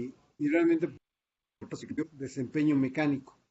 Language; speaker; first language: Spanish; native; Spanish